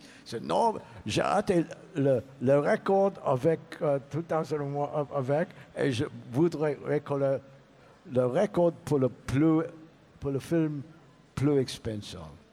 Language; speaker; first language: French; non-native, learner; English